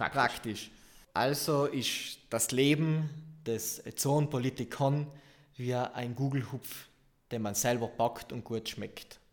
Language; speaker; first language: German; native; German